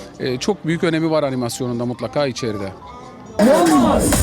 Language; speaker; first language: Turkish; native; Turkish